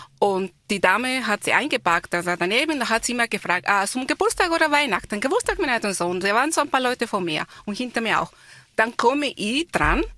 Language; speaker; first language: German; non-native, fluent; Spanish